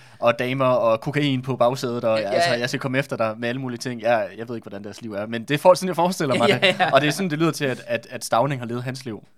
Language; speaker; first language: Danish; native; Danish